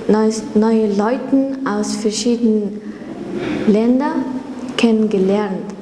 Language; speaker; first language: German; non-native, learner; Mongolian